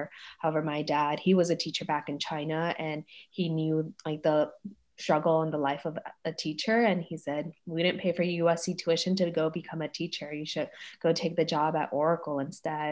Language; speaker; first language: English; native; English